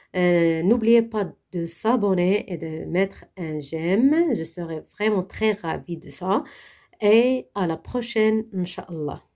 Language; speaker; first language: French; non-native, local second language; Arabic